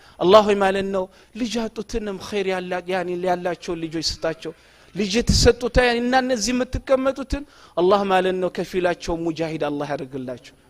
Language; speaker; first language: Amharic; non-native, local second language; Oromo